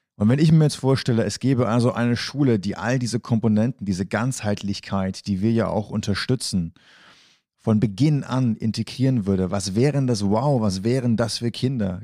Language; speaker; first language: German; native; German